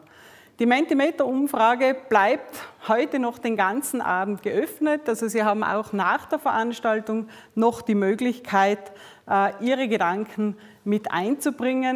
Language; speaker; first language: German; native; German